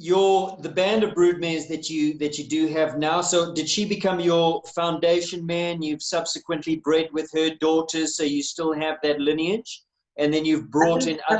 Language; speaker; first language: English; native; English